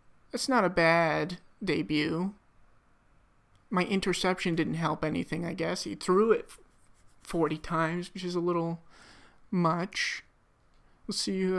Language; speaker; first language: English; native; English